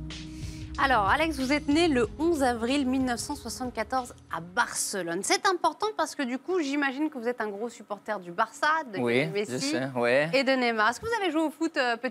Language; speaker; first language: French; native; French